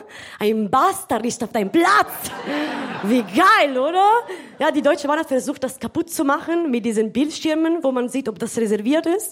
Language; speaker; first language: German; non-native, fluent; Italian